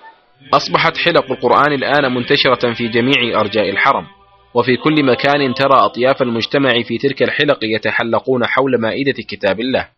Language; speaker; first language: Arabic; native; Arabic